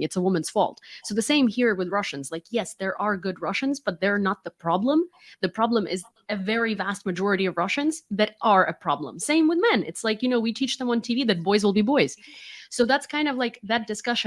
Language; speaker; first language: English; non-native, fluent; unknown